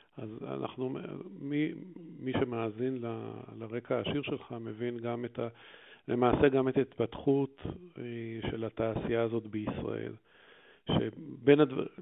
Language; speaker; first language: Hebrew; native; Hebrew